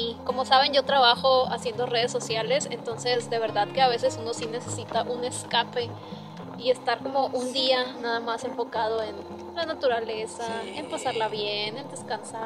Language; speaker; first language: Spanish; native; Spanish